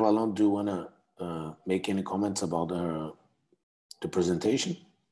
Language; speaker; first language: English; non-native, fluent; Portuguese